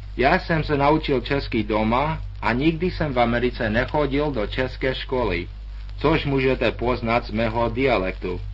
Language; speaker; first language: Czech; early bilingual, heritage; Czech